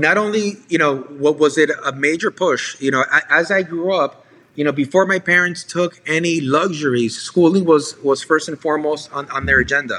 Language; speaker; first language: English; native; English